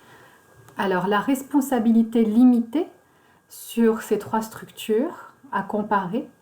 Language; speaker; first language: French; native; French